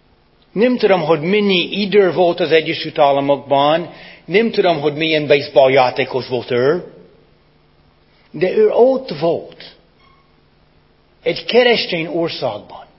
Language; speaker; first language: Hungarian; non-native, fluent; English